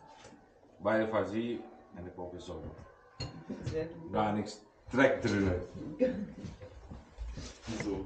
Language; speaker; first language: German; non-native, learner; Urdu